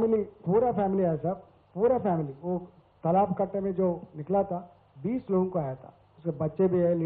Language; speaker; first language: Hindi; non-native, local second language; Telugu